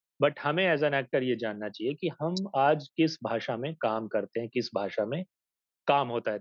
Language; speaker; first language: Hindi; native; Hindi